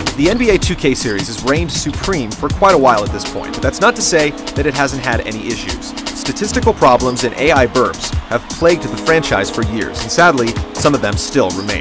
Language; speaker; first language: English; native; English